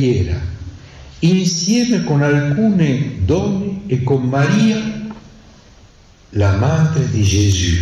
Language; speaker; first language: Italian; non-native, learner; French